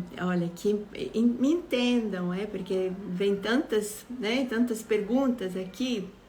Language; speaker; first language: Portuguese; non-native, fluent; Italian